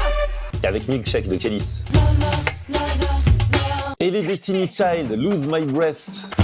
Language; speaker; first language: French; native; French